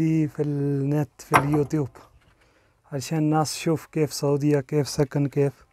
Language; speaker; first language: Arabic; non-native, learner; Urdu